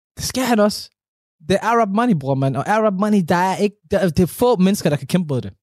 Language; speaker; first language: Danish; early bilingual, other home language; Somali